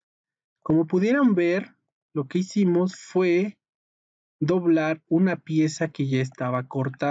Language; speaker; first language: Spanish; native; Spanish